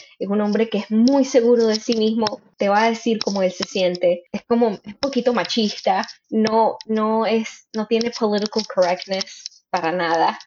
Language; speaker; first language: Spanish; native; Spanish